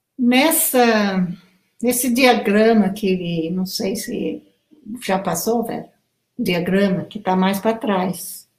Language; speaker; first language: Portuguese; non-native, fluent; English